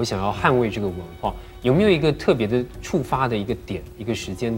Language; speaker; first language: Chinese; native; Chinese